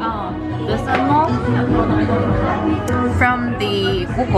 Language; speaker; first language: English; non-native, learner; Korean